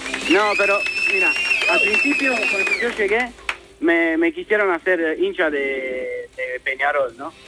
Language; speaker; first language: Spanish; non-native, fluent; Romanian